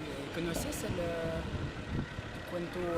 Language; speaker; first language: Spanish; non-native, learner; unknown